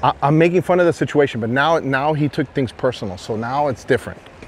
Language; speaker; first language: English; early bilingual, other home language; Spanish